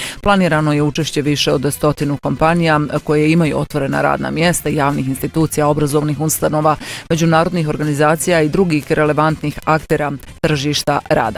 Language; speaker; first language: Bosnian; native; Bosnian